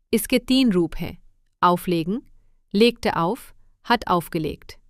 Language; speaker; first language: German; non-native, fluent; Hindi